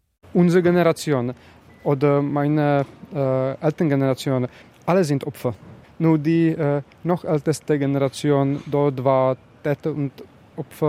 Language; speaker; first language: German; non-native, learner; Czech